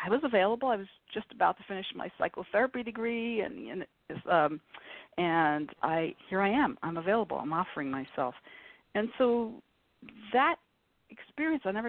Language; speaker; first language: English; native; English